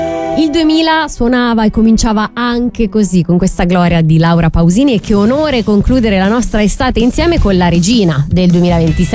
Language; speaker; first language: Italian; native; Italian